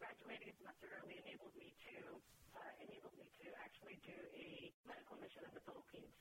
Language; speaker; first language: English; non-native, local second language; Filipino